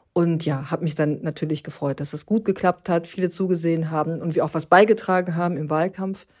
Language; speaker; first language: German; early bilingual, other home language; Turkish